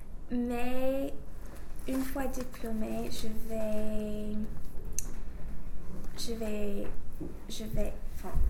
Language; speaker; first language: French; non-native, fluent; English